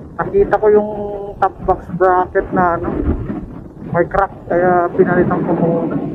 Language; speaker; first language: Filipino; non-native, local second language; Waray